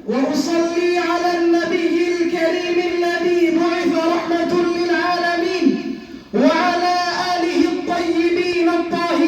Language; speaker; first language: Arabic; non-native, learner; Urdu